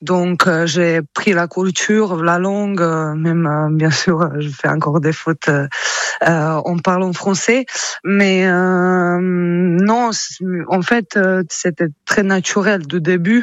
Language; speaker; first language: French; non-native, fluent; Croatian